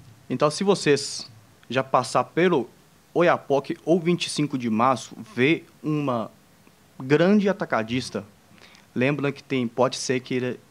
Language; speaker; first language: Portuguese; non-native, fluent; Chinese